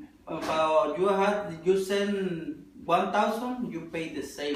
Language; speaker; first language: English; non-native, learner; Spanish